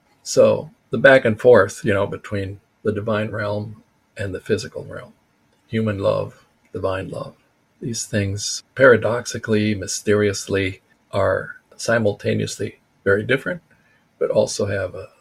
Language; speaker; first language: English; early bilingual, other home language; Spanish